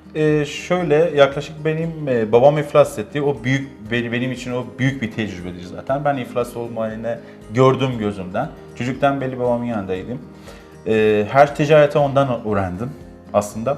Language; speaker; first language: Turkish; non-native, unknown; Persian